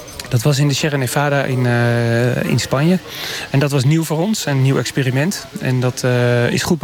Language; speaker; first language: Dutch; native; Dutch